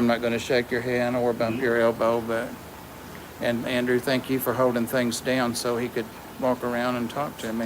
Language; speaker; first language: English; native; English